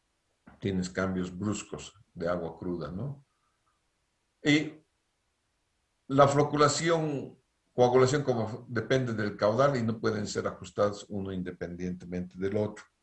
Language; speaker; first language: Spanish; native; Spanish